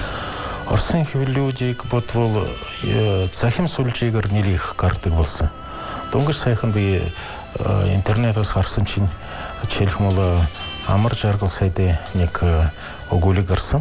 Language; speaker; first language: Mongolian; non-native, fluent; Russian